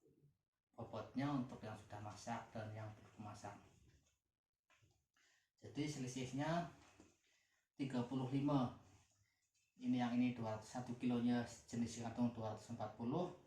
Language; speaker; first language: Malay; non-native, local second language; Javanese